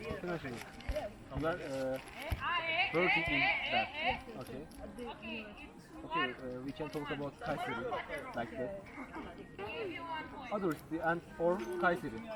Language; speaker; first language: English; non-native, learner; Turkish